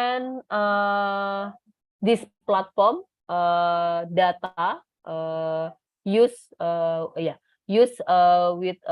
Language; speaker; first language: English; non-native, learner; Indonesian